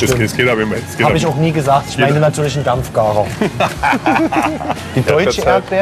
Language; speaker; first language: German; native; German